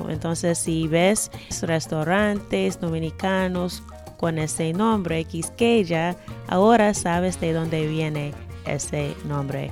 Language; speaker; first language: Spanish; non-native, fluent; English